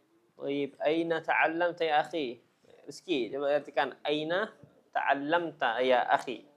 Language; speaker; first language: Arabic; non-native, fluent; Indonesian